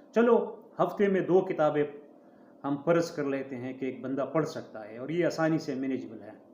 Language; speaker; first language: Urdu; non-native, local second language; Pashto